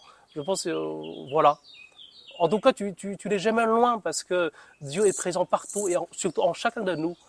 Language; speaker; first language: French; non-native, fluent; Vietnamese